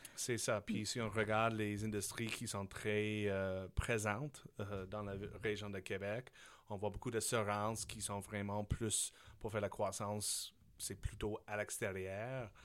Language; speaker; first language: French; non-native, fluent; English